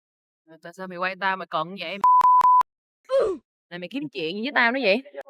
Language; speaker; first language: Vietnamese; native; Vietnamese